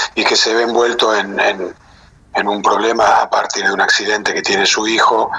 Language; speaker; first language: Spanish; native; Spanish